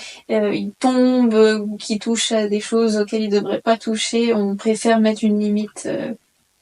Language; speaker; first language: French; native; French